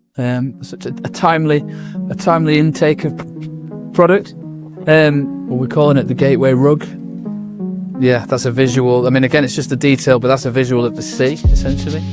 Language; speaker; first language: English; native; English